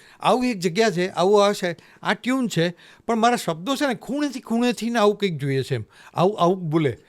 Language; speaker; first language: Gujarati; native; Gujarati